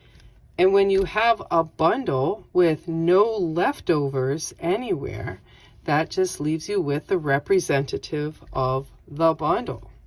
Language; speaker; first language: English; native; English